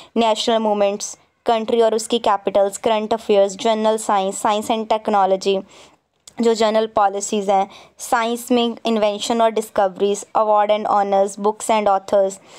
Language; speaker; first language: Hindi; non-native, local second language; Punjabi